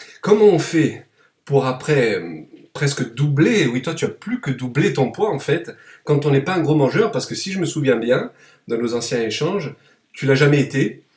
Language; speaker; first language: French; native; French